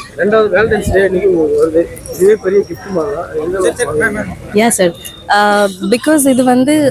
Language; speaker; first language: Tamil; non-native, learner; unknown